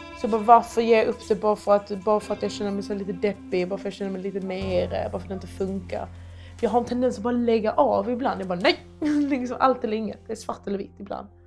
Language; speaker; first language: Swedish; early bilingual, other home language; Persian